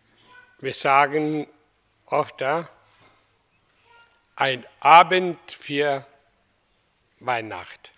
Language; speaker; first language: German; non-native, fluent; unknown